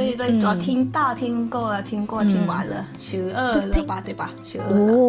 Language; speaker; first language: Chinese; non-native, learner; Thai